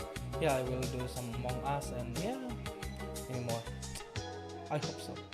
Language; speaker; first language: English; non-native, learner; Indonesian